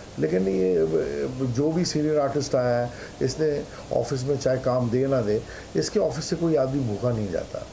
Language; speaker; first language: Hindi; native; Hindi